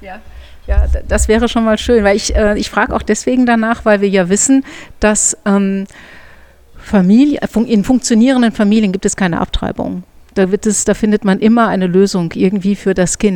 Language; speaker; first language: German; native; German